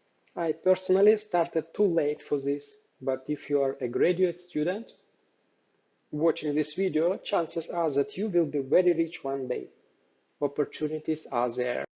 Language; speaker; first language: English; non-native, fluent; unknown